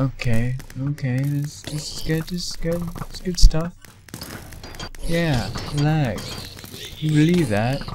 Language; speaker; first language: English; native; English